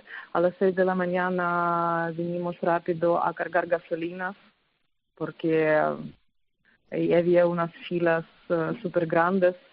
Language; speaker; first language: Spanish; non-native, fluent; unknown